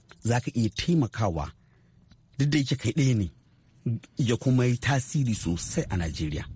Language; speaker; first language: Hausa; native; Hausa